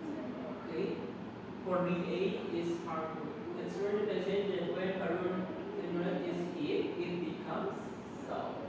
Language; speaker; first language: English; non-native, learner; Indonesian